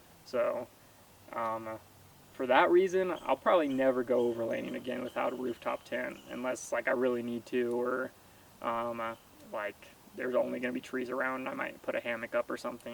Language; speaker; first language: English; native; English